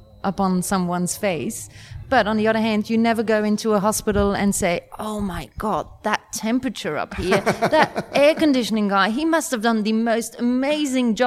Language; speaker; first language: English; non-native, fluent; Dutch